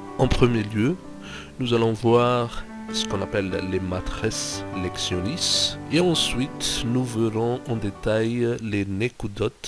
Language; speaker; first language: French; native; French